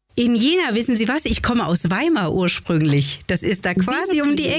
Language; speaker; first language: German; native; German